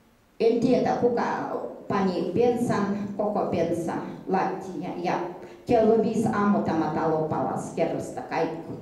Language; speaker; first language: Finnish; early bilingual, heritage; Finnish